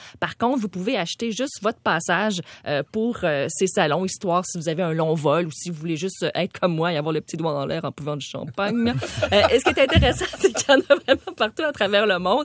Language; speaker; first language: French; native; French